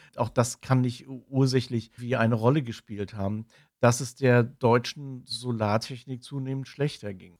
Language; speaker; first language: German; native; German